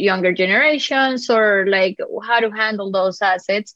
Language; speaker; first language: English; non-native, fluent; Spanish